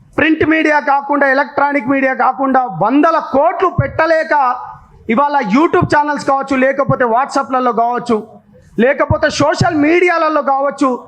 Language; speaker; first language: Telugu; non-native, local second language; Lambadi